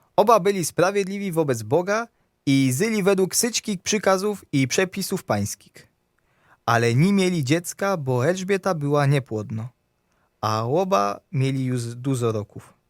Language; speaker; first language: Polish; native; Polish